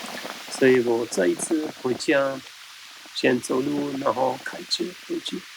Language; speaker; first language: Chinese; non-native, fluent; German